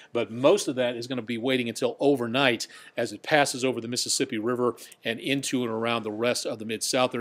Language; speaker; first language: English; native; English